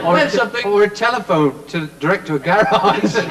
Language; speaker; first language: English; native; English